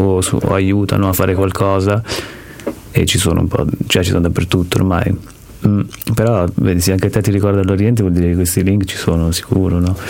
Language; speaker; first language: Italian; native; Italian